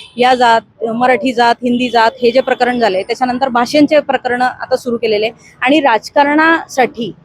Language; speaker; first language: Marathi; non-native, local second language; Hindi